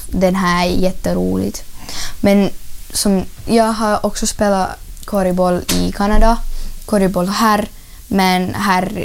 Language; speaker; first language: Swedish; non-native, learner; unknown